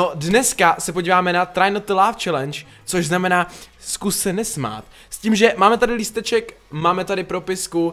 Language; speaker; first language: Czech; native; Czech